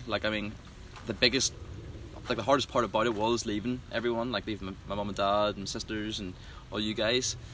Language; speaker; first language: English; native; English